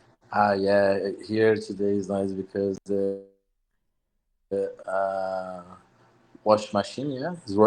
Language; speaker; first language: English; non-native, learner; Portuguese